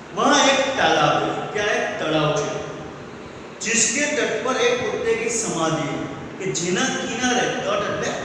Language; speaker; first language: Hindi; non-native, local second language; Gujarati